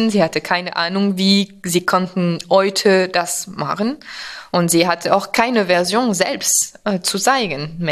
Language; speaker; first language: German; non-native, fluent; French